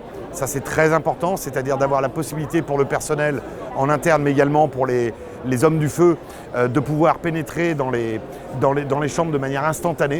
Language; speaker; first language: French; native; French